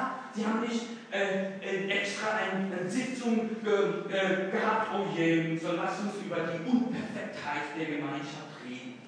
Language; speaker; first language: German; non-native, fluent; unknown